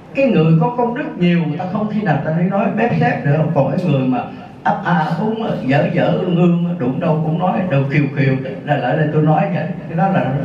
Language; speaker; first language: Vietnamese; native; Vietnamese